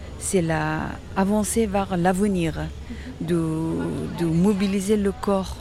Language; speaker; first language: French; non-native, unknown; Persian